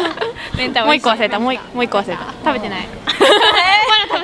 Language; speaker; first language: Japanese; native; Japanese